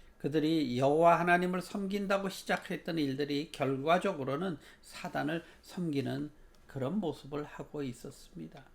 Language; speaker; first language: Korean; native; Korean